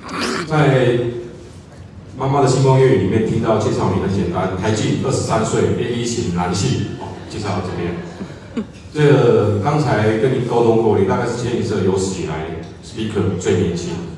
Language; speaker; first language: Chinese; native; Chinese